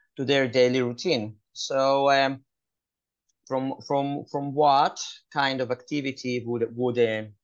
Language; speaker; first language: English; non-native, fluent; Hebrew